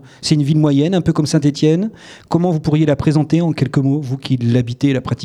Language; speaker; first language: French; native; French